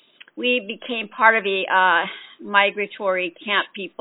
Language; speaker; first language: English; early bilingual, other home language; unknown